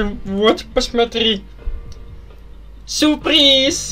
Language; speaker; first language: Russian; non-native, learner; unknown